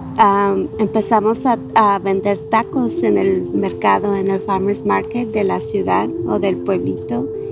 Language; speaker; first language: Spanish; native; Spanish